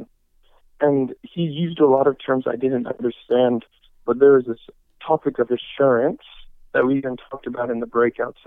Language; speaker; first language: English; native; English